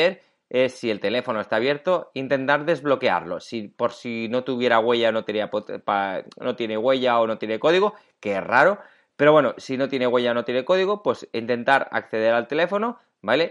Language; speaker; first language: Spanish; native; Spanish